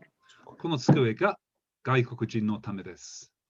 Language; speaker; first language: Japanese; non-native, fluent; English